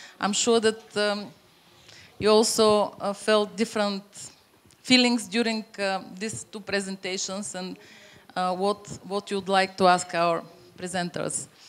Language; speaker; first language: English; non-native, fluent; Bulgarian